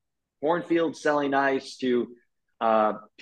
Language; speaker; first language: English; native; English